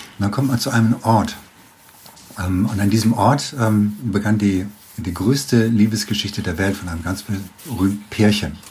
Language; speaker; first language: German; native; German